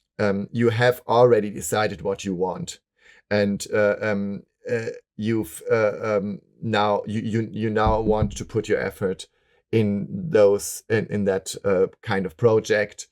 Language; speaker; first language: English; non-native, fluent; German